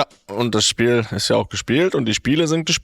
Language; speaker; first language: German; native; German